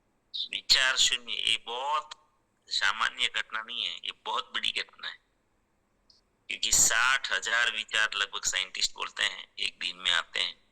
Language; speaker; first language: Hindi; native; Hindi